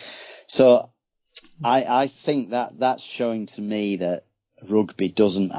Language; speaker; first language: English; native; English